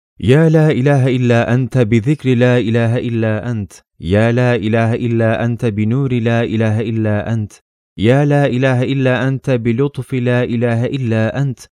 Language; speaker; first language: Arabic; non-native, fluent; Turkish